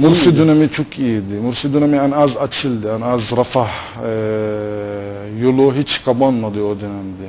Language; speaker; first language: Turkish; non-native, fluent; Arabic